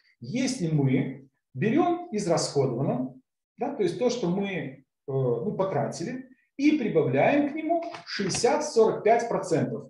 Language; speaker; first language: Russian; native; Russian